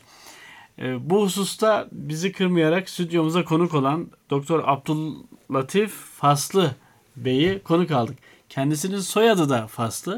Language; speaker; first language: Turkish; native; Turkish